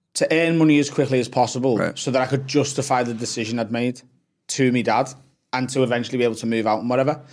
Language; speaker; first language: English; native; English